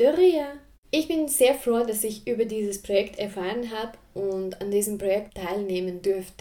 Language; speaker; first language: German; non-native, fluent; Russian